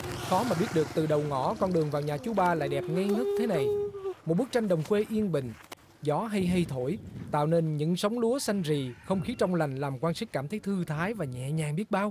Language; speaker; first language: Vietnamese; native; Vietnamese